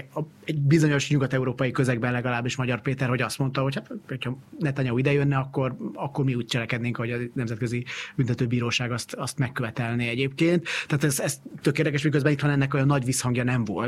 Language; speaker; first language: Hungarian; native; Hungarian